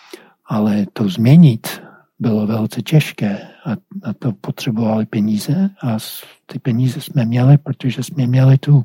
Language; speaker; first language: Czech; non-native, fluent; English